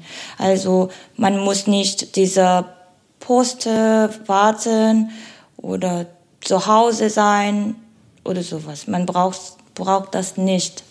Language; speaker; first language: German; non-native, learner; Korean